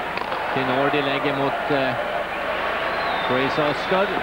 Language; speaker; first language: Swedish; native; Swedish